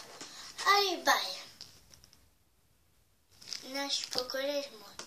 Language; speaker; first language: French; native; French